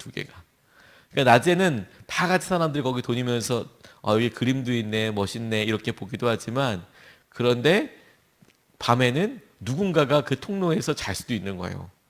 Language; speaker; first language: Korean; native; Korean